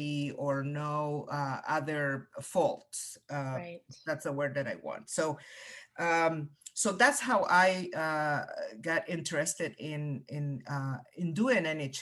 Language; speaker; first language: English; non-native, fluent; Spanish